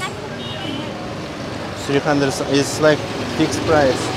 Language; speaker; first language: English; non-native, learner; Russian